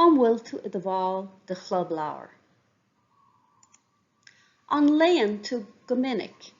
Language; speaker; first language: Irish; non-native, local second language; English